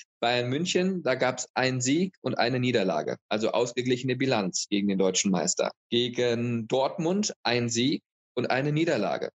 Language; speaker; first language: German; native; German